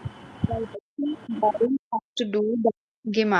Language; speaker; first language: German; non-native, learner; Hindi